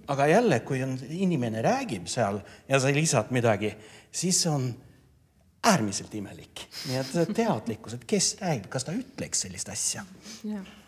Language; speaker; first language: Estonian; non-native, fluent; Norwegian